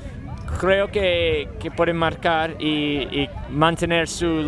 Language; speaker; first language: Spanish; non-native, learner; English